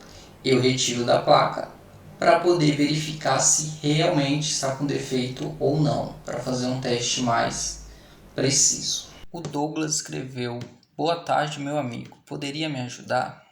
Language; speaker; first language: Portuguese; native; Portuguese